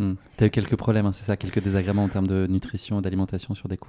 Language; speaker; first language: French; native; French